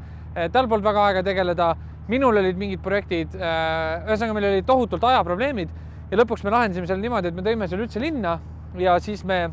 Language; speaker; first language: Estonian; native; Estonian